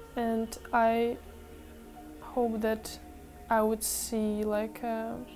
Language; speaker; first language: English; non-native, fluent; Ukrainian